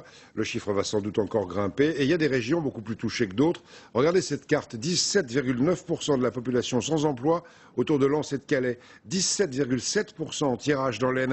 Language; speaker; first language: French; native; French